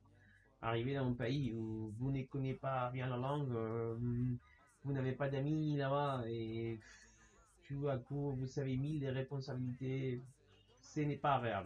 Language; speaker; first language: French; non-native, learner; Spanish